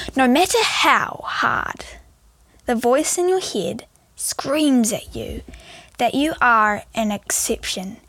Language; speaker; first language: English; native; English